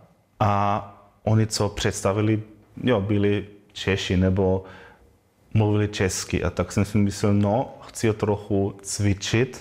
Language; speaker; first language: Czech; non-native, learner; German